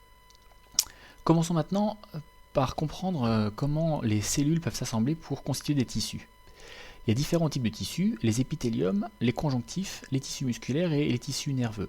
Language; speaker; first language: French; native; French